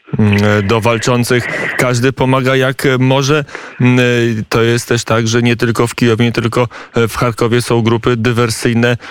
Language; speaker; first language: Polish; native; Polish